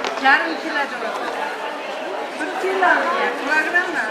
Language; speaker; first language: Russian; native; Russian